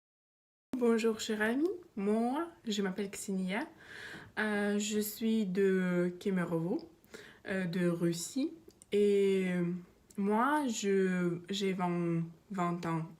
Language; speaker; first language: French; non-native, learner; Russian